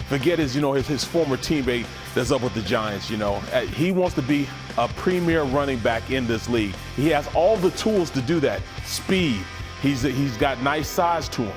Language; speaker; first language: English; native; English